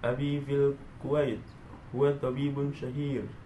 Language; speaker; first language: Arabic; non-native, learner; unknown